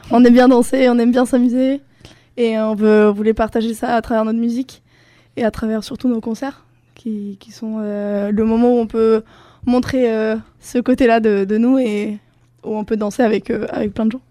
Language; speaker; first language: French; non-native, fluent; Spanish